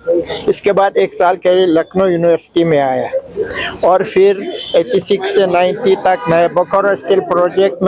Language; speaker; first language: Hindi; non-native, fluent; Uzbek